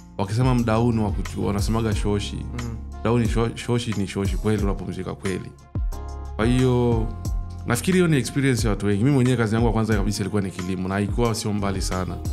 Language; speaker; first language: Swahili; native; Swahili